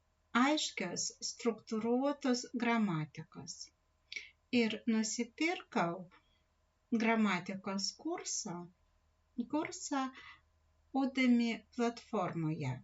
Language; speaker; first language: Lithuanian; non-native, learner; Russian